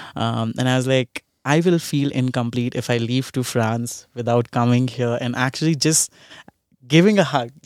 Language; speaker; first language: English; non-native, local second language; Hindi